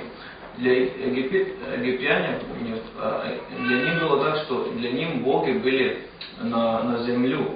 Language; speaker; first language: Russian; non-native, fluent; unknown